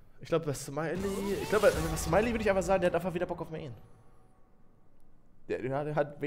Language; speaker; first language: German; native; German